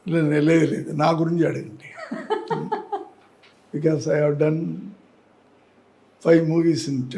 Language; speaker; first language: Telugu; non-native, learner; Tamil